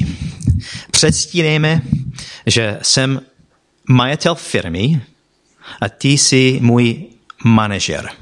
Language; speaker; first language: Czech; non-native, fluent; English